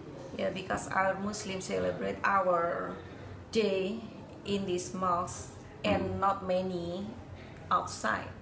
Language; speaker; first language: English; non-native, learner; Indonesian